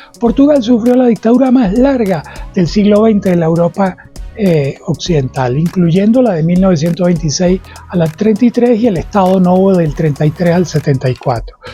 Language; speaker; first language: Spanish; native; Spanish